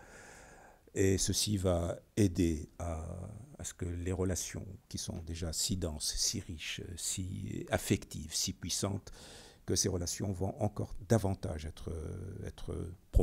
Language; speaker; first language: French; non-native, local second language; Arabic